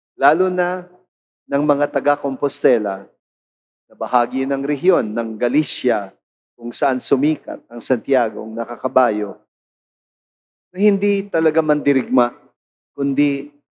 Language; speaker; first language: Filipino; non-native, local second language; Pampanga